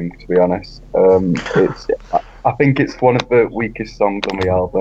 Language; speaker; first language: English; native; English